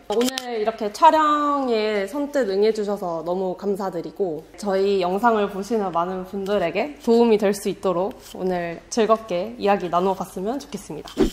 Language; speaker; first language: Korean; native; Korean